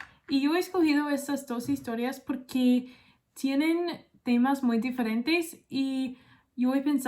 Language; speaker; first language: Spanish; non-native, learner; English